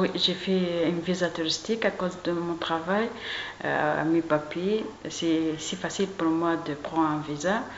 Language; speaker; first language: French; non-native, learner; Arabic